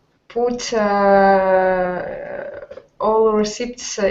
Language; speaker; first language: English; non-native, learner; Russian